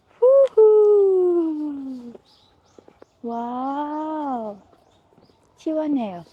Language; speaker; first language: Korean; non-native, learner; Thai